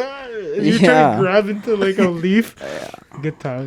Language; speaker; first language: English; native; English